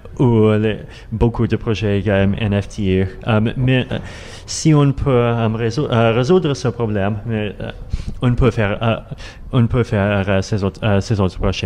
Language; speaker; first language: French; non-native, learner; Russian